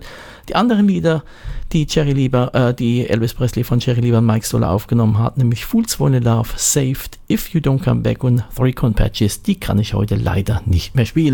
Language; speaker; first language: German; native; German